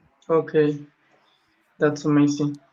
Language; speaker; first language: English; non-native, learner; Spanish